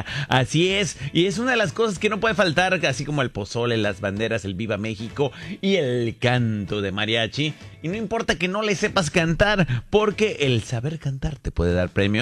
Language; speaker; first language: Spanish; native; Spanish